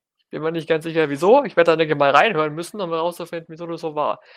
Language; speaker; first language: German; native; German